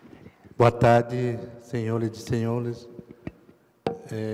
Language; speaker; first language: Portuguese; non-native, local second language; Kayapó